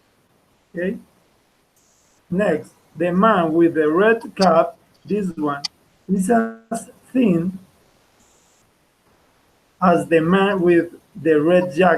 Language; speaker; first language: English; non-native, fluent; Spanish